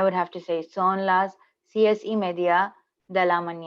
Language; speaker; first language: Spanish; non-native, learner; English